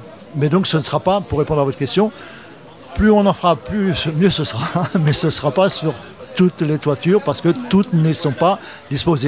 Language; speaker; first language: French; native; French